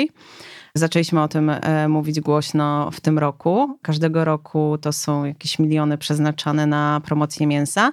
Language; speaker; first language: Polish; native; Polish